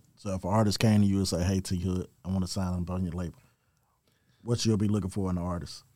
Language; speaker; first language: English; native; English